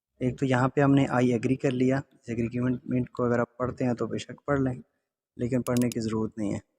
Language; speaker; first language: Urdu; non-native, local second language; Pahari-Potwari